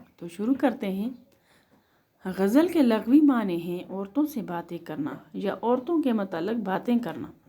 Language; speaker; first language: Urdu; non-native, local second language; Kashmiri